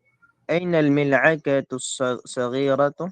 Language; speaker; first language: Arabic; non-native, learner; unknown